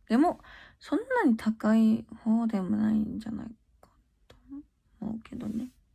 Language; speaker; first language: Japanese; non-native, learner; Korean